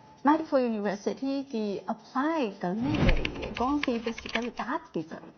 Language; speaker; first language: Hindi; non-native, fluent; Chinese